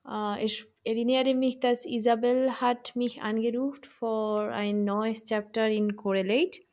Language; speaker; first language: German; non-native, learner; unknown